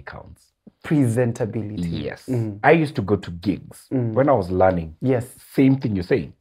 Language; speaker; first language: English; non-native, local second language; Swahili